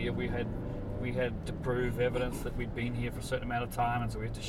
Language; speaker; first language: English; native; English